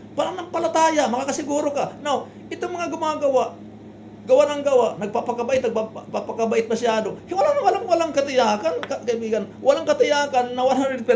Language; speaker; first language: Filipino; non-native, local second language; Waray